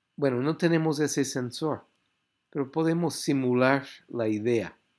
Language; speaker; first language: Spanish; non-native, fluent; English